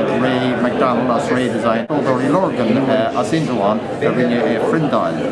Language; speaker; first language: Irish; native; Irish